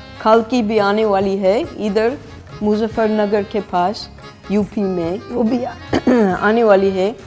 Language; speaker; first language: Hindi; non-native, fluent; English